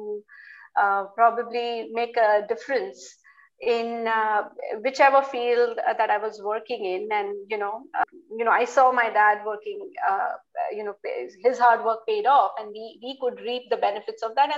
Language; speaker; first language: English; non-native, local second language; Hindi